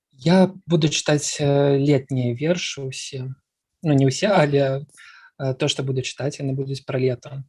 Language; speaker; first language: Belarusian; non-native, local second language; Russian